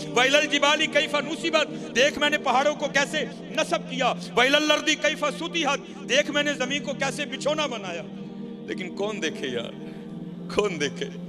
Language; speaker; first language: Urdu; non-native, local second language; Punjabi